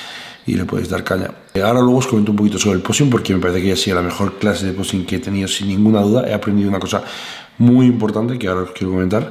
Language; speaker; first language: Spanish; native; Spanish